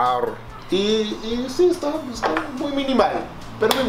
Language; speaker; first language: Spanish; non-native, fluent; German